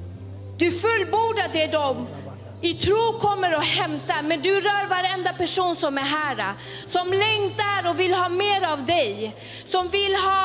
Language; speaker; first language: Swedish; early bilingual, other home language; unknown